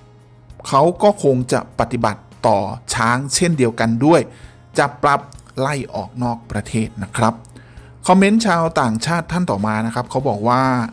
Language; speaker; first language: Thai; native; Thai